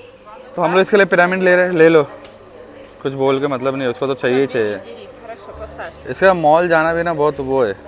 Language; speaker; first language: Hindi; native; Hindi